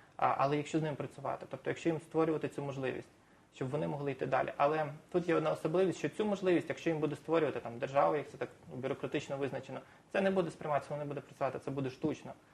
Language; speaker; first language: Ukrainian; native; Ukrainian